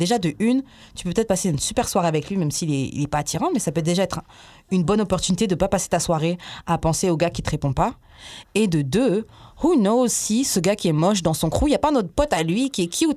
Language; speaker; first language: French; native; French